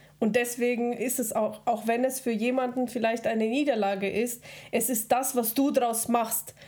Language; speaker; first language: German; early bilingual, other home language; Russian